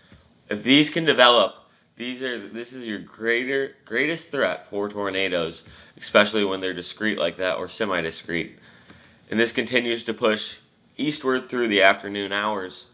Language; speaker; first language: English; native; English